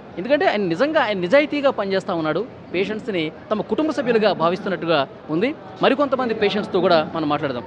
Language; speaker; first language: Telugu; native; Telugu